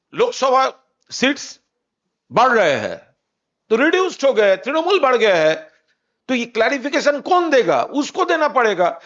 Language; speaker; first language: Hindi; non-native, local second language; Bangla